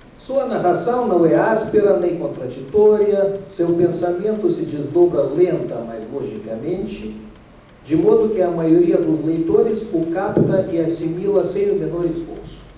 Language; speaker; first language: Portuguese; non-native, fluent; Russian